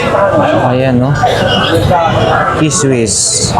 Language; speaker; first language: Filipino; native; Filipino